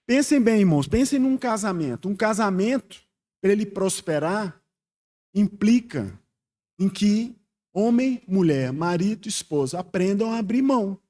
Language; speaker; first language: Portuguese; native; Portuguese